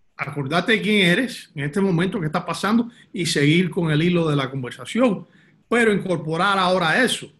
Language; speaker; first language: Spanish; early bilingual, heritage; Spanish